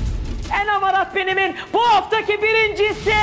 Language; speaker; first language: Turkish; native; Turkish